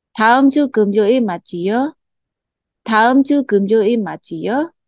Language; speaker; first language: Korean; non-native, fluent; Khmer